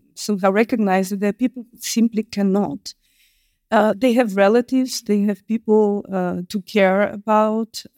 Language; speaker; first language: English; non-native, fluent; Bulgarian